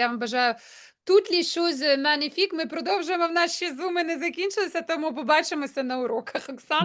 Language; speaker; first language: Ukrainian; native; Ukrainian